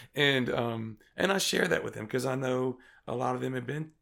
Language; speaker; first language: English; native; English